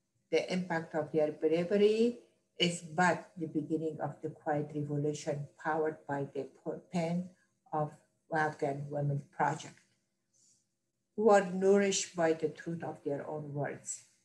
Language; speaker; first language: English; non-native, learner; Persian